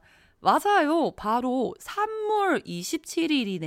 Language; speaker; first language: Korean; non-native, fluent; Chinese